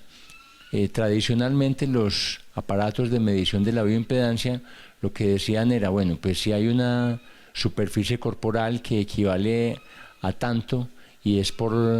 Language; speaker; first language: Spanish; native; Spanish